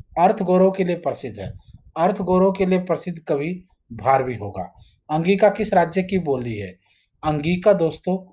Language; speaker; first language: Hindi; native; Hindi